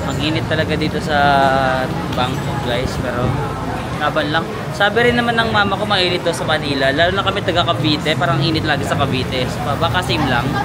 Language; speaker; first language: Filipino; native; Filipino